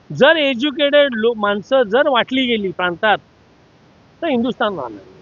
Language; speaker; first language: Marathi; native; Marathi